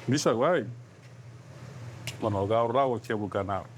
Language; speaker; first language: Basque; non-native, learner; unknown